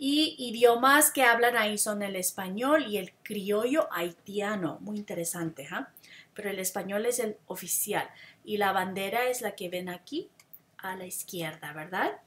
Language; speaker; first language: Spanish; non-native, fluent; English